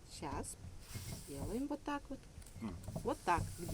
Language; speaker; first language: Russian; native; Russian